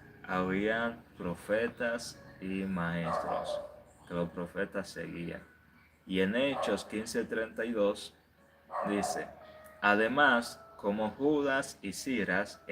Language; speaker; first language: Spanish; native; Spanish